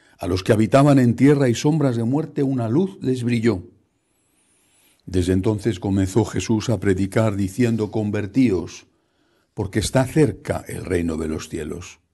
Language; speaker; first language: Spanish; native; Spanish